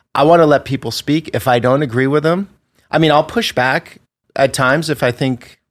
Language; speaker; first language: English; native; English